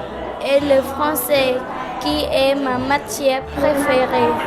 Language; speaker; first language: French; non-native, learner; Khmer